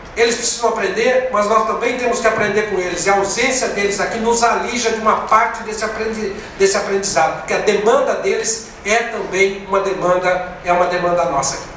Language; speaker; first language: Portuguese; native; Portuguese